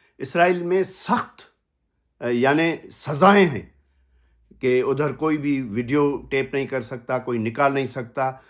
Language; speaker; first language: Urdu; non-native, local second language; Sindhi